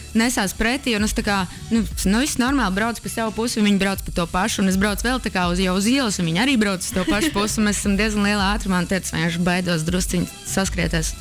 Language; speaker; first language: Latvian; native; Latvian